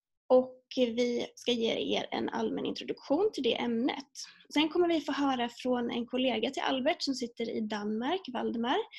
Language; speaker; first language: Swedish; native; Swedish